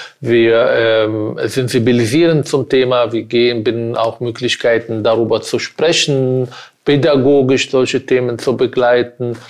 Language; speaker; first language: German; non-native, fluent; Arabic